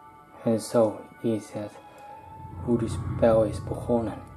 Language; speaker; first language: Dutch; non-native, local second language; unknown